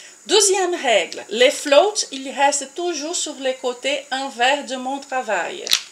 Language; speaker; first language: French; non-native, fluent; Portuguese